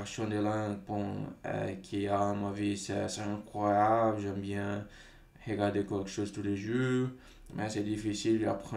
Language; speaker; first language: French; non-native, fluent; Portuguese